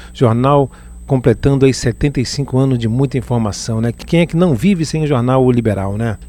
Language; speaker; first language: Portuguese; native; Portuguese